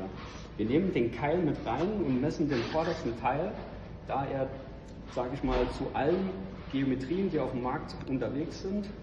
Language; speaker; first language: German; native; German